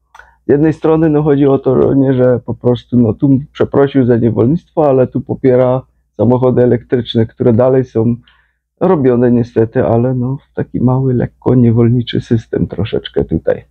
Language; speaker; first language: Polish; native; Polish